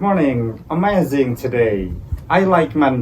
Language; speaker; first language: English; non-native, fluent; Indonesian